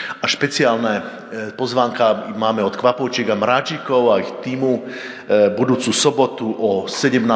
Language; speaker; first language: Slovak; native; Slovak